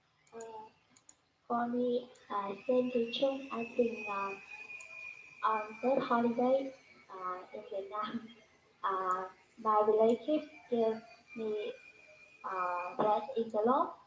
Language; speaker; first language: English; non-native, learner; Vietnamese